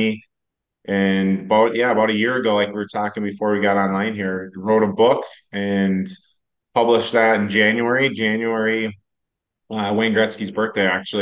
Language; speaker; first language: English; native; English